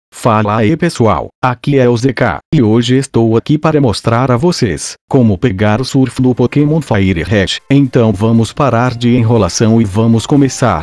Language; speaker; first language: Portuguese; native; Portuguese